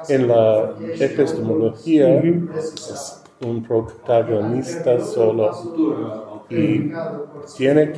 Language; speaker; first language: Spanish; non-native, learner; English